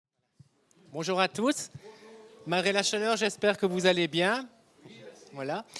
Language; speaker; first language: French; native; French